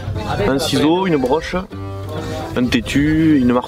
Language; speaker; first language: French; native; French